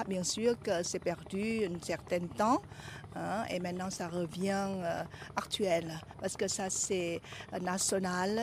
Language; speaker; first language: French; non-native, fluent; Vietnamese